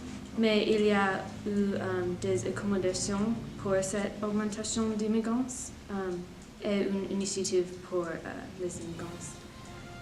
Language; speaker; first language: French; non-native, learner; English